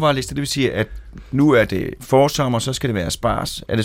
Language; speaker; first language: Danish; native; Danish